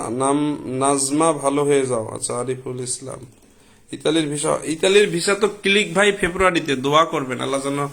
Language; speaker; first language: Bangla; native; Bangla